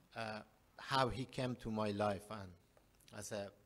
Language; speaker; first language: English; non-native, learner; Persian